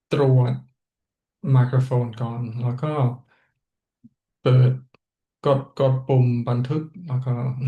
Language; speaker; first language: Thai; non-native, fluent; English